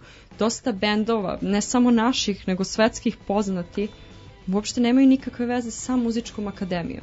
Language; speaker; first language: Serbian; native; Serbian